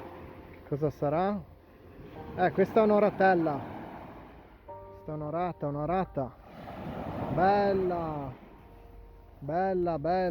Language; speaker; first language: Italian; native; Italian